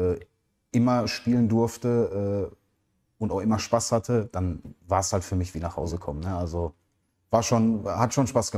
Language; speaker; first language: German; native; German